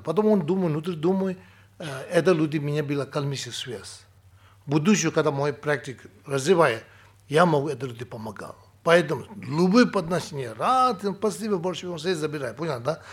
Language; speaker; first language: Russian; non-native, learner; Tibetan